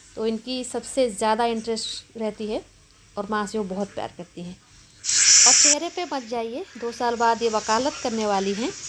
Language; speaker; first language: Hindi; non-native, local second language; Bangla